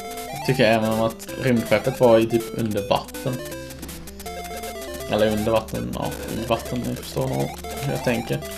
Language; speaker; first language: Swedish; native; Swedish